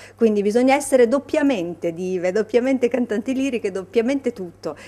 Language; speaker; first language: Italian; native; Italian